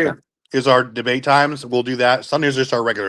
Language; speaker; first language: English; native; English